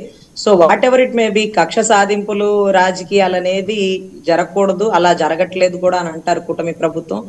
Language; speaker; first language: Telugu; native; Telugu